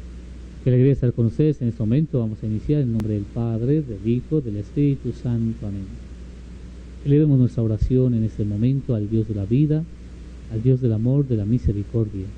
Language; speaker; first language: Spanish; native; Spanish